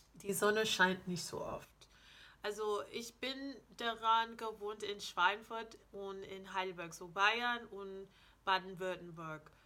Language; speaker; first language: German; non-native, fluent; English